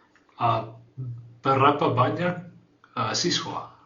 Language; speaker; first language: Indonesian; non-native, learner; English